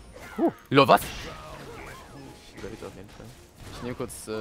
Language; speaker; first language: German; native; German